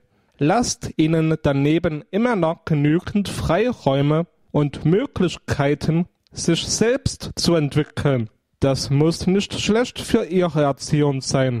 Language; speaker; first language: German; native; German